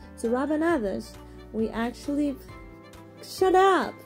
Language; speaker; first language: English; non-native, fluent; Portuguese